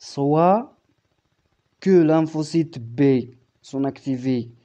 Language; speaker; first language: French; non-native, local second language; Arabic